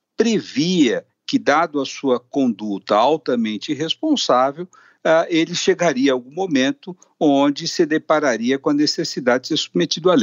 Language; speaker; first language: Portuguese; native; Portuguese